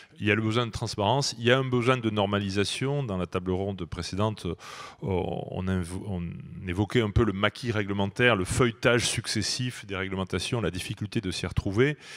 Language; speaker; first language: French; native; French